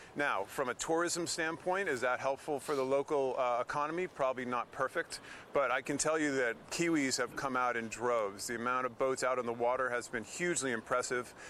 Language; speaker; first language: English; native; English